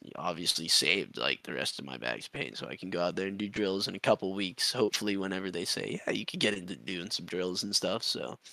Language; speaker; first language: English; native; English